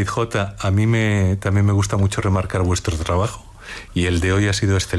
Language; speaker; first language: Spanish; native; Spanish